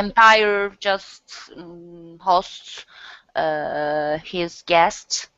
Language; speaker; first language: English; non-native, learner; Turkish